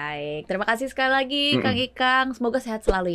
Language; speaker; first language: Indonesian; native; Indonesian